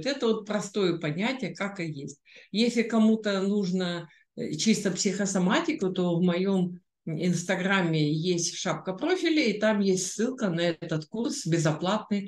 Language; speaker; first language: Russian; native; Russian